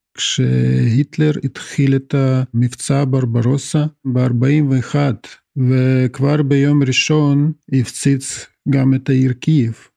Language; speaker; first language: Hebrew; non-native, fluent; Russian